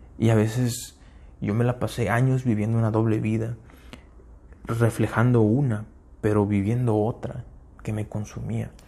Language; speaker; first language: Spanish; early bilingual, heritage; Spanish